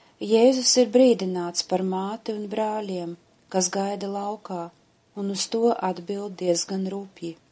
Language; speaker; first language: Latvian; native; Latvian